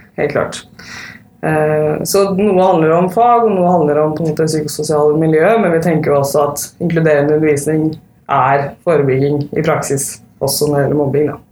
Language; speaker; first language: Norwegian; native; Norwegian